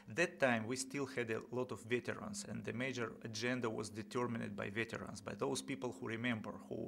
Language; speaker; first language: English; non-native, fluent; Russian